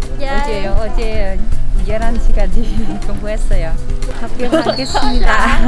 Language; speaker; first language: Korean; non-native, learner; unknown